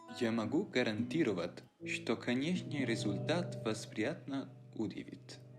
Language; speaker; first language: Russian; non-native, fluent; Italian